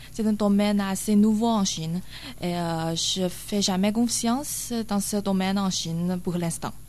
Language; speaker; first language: French; non-native, learner; Chinese